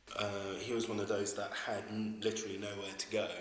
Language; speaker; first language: English; native; English